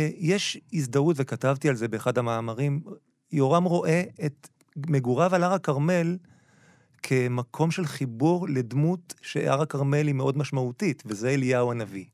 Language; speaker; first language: Hebrew; native; Hebrew